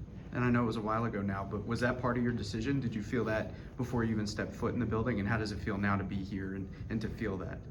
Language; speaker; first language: English; native; English